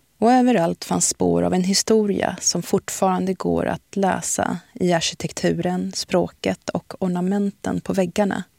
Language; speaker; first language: Swedish; early bilingual, other home language; Arabic